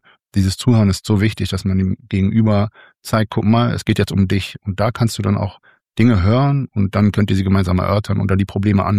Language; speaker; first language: German; native; German